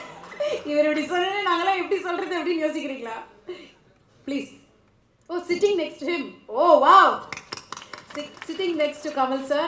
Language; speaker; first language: Tamil; native; Tamil